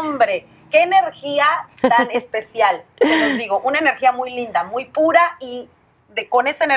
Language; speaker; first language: Spanish; native; Spanish